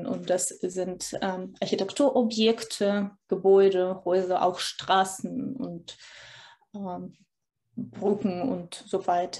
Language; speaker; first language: German; non-native, fluent; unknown